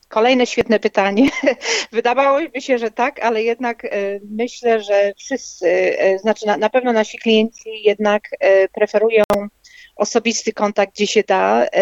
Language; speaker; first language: Polish; native; Polish